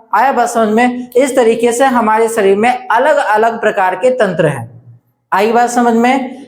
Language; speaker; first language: Hindi; native; Hindi